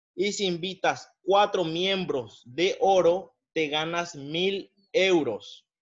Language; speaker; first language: Spanish; native; Spanish